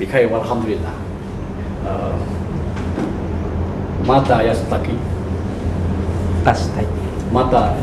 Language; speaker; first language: Arabic; non-native, learner; Indonesian